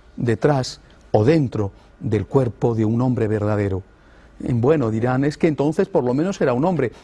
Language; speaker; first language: Spanish; native; Spanish